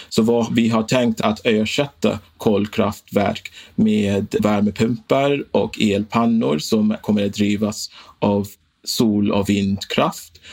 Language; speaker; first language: Swedish; non-native, fluent; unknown